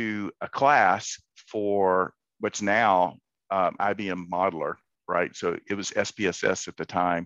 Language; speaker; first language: English; native; English